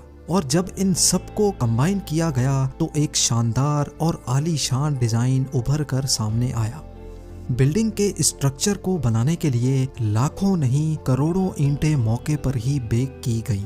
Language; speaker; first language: Urdu; native; Urdu